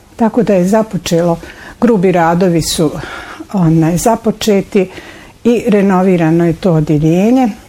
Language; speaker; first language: Bosnian; native; Bosnian